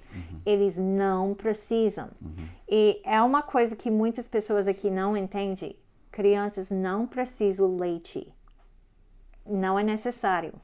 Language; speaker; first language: Portuguese; non-native, learner; English